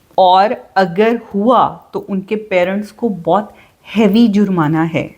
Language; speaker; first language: Urdu; native; Urdu